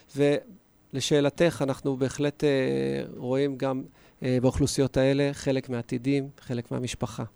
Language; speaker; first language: Hebrew; native; Hebrew